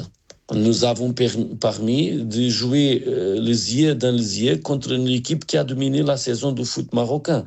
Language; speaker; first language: French; non-native, learner; Portuguese